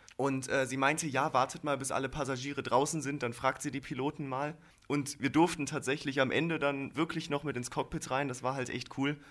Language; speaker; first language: German; native; German